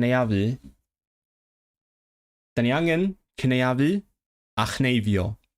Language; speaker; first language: Welsh; non-native, learner; Cantonese